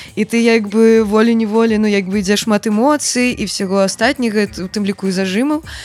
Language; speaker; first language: Belarusian; native; Belarusian